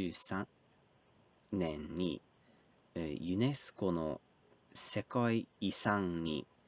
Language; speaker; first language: Japanese; non-native, learner; English